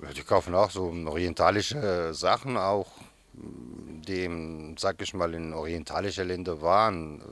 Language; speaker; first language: German; non-native, fluent; Arabic